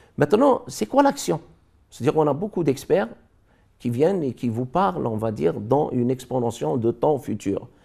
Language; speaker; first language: French; non-native, local second language; Arabic